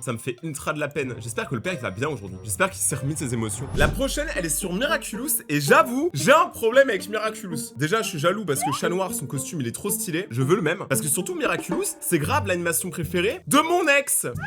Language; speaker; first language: French; native; French